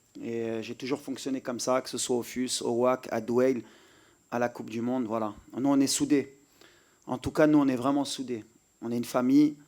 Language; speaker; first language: French; native; French